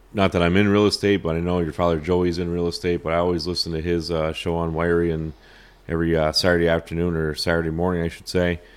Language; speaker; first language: English; native; English